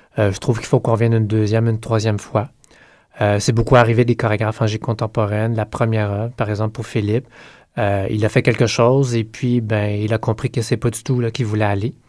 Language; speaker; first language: French; native; French